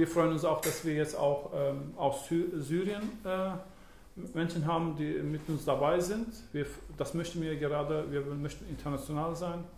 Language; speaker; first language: German; early bilingual, other home language; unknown